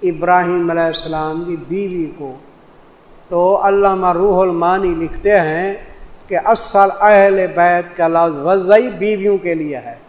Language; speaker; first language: Urdu; non-native, local second language; Saraiki